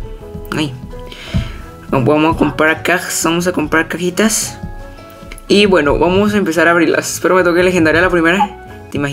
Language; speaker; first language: Spanish; native; Spanish